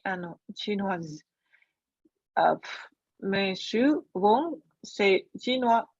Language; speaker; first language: French; non-native, learner; Chinese